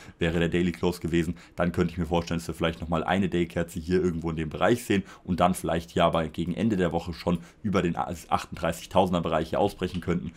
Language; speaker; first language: German; native; German